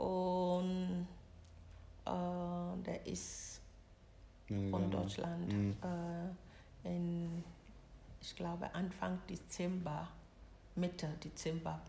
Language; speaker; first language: German; non-native, learner; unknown